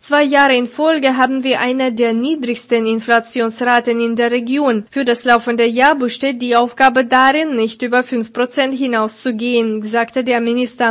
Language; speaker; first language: German; non-native, fluent; Russian